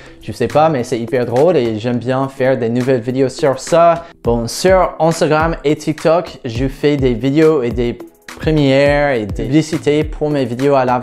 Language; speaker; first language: French; non-native, fluent; English